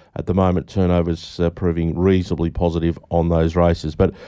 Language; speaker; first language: English; native; English